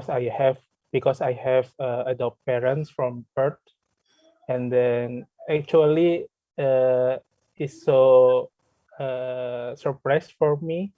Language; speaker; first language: English; non-native, learner; Indonesian